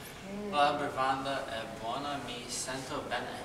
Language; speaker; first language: Italian; non-native, learner; English